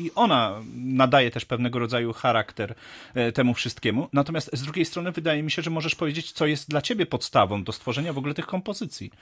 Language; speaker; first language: Polish; native; Polish